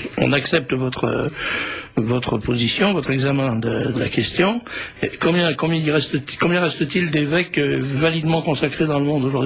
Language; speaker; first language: French; native; French